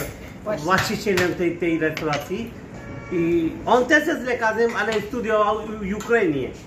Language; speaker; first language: Polish; non-native, fluent; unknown